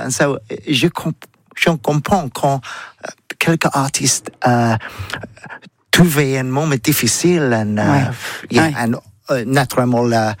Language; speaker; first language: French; non-native, learner; English